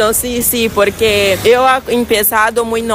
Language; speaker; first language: Spanish; non-native, fluent; Portuguese